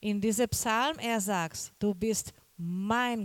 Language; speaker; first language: German; non-native, learner; Portuguese